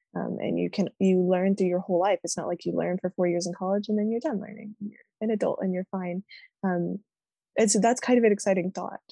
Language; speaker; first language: English; native; English